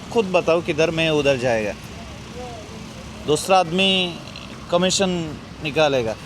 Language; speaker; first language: Hindi; non-native, learner; Bangla